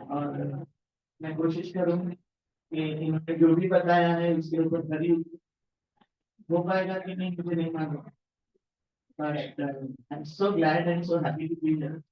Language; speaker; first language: Hindi; non-native, local second language; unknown